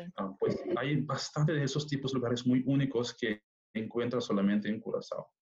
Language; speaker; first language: Spanish; non-native, fluent; Papiamento